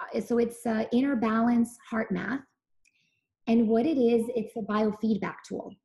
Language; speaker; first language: English; early bilingual, other home language; Serbian